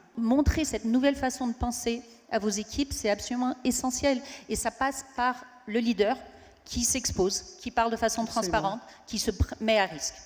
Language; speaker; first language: French; non-native, fluent; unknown